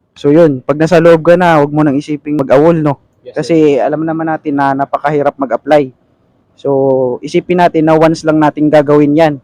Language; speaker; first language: Filipino; non-native, local second language; Cebuano